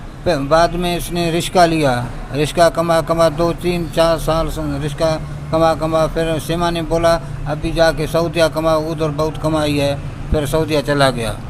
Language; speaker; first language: Hindi; non-native, local second language; Baluchi